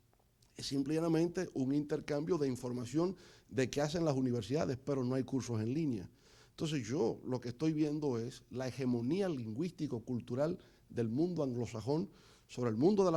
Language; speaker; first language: Spanish; native; Spanish